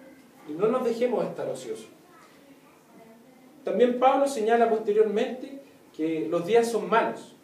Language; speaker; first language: Spanish; native; Spanish